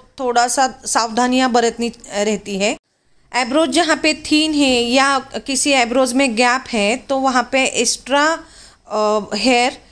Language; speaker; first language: Hindi; non-native, local second language; Marathi